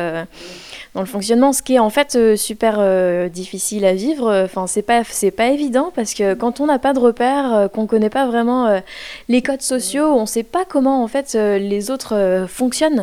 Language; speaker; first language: French; native; French